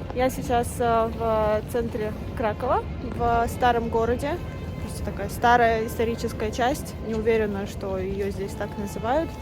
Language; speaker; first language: Russian; native; Russian